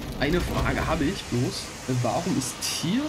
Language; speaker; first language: German; native; German